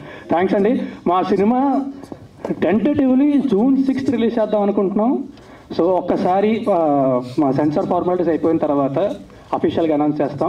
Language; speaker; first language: Telugu; native; Telugu